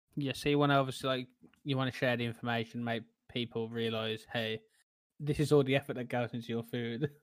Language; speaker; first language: English; native; English